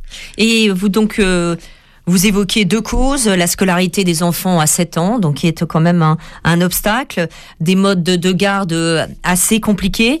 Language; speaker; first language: French; native; French